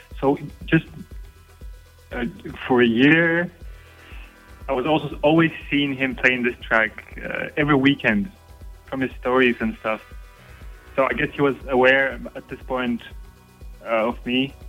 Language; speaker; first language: English; non-native, fluent; Bulgarian